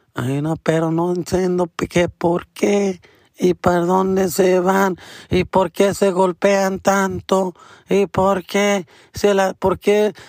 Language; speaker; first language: Spanish; early bilingual, other home language; English